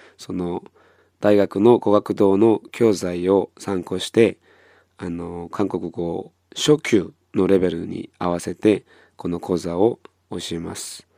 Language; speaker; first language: Japanese; non-native, fluent; Korean